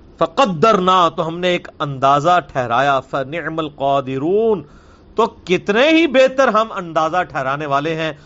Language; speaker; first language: Urdu; non-native, local second language; Punjabi